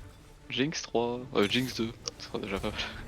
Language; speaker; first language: French; native; French